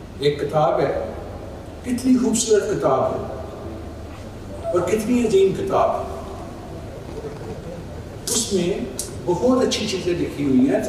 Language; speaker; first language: Urdu; non-native, local second language; Punjabi